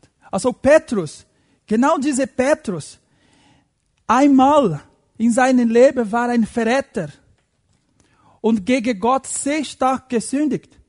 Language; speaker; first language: German; non-native, fluent; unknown